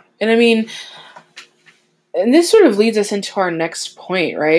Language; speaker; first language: English; native; English